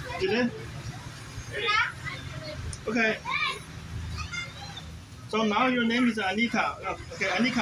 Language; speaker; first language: English; non-native, learner; Bangla